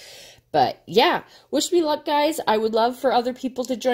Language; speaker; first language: English; native; English